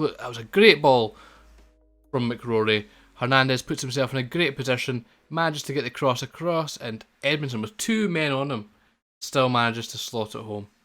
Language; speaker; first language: English; native; English